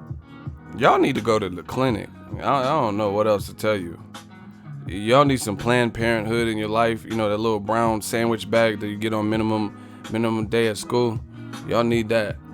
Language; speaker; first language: English; native; English